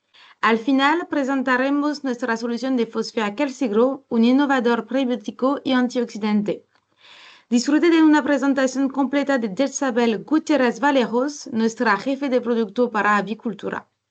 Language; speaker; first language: Spanish; non-native, learner; French